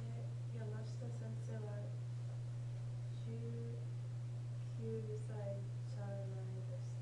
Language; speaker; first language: Japanese; non-native, learner; English